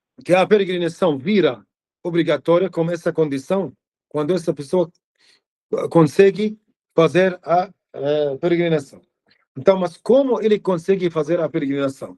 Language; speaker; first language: Portuguese; non-native, fluent; Arabic